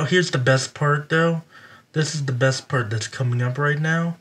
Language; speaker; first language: English; native; English